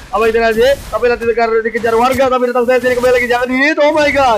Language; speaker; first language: Indonesian; native; Indonesian